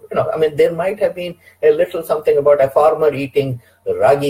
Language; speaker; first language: English; non-native, local second language; Kannada